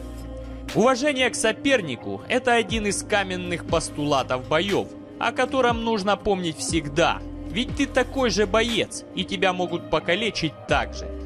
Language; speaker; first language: Russian; native; Russian